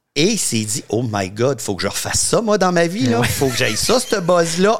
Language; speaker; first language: French; native; French